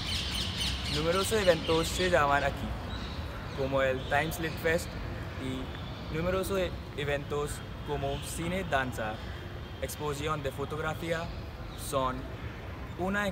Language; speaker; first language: Spanish; non-native, learner; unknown